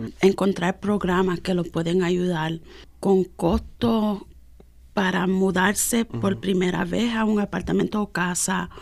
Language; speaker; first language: Spanish; early bilingual, heritage; Spanish